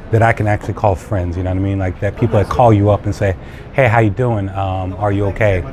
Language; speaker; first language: English; native; English